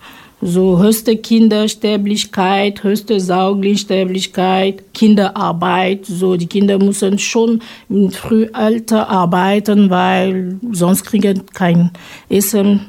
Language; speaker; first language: German; non-native, fluent; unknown